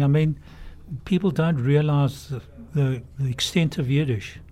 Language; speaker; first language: English; native; English